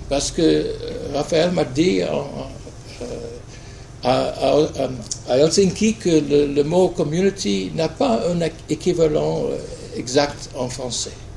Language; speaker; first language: French; non-native, fluent; English